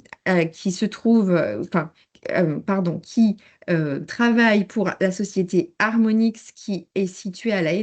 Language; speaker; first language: French; native; French